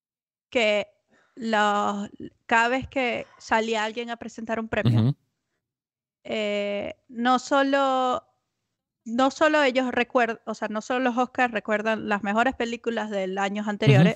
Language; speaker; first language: Spanish; native; Spanish